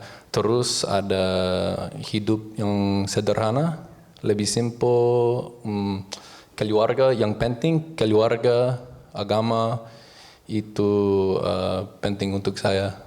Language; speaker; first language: Indonesian; non-native, learner; English